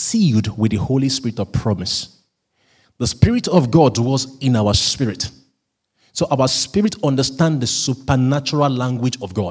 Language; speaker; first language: English; non-native, local second language; Yoruba